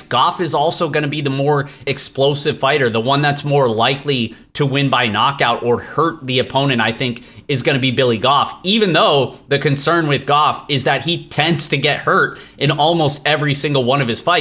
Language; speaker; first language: English; native; English